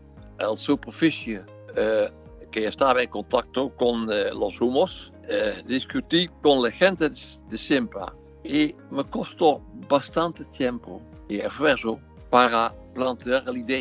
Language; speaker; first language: Spanish; non-native, fluent; Dutch